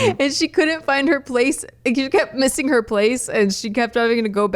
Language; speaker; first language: English; native; English